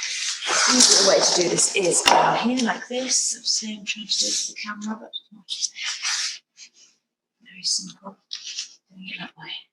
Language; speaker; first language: English; native; English